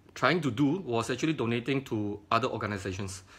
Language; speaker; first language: English; non-native, local second language; Chinese